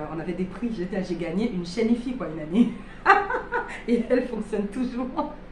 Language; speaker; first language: French; native; French